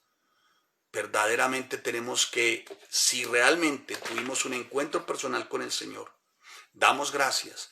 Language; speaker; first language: Spanish; native; Spanish